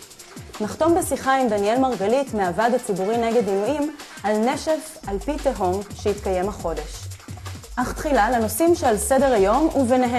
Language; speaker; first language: Hebrew; native; Hebrew